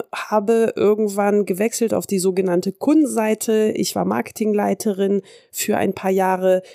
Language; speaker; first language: German; early bilingual, heritage; French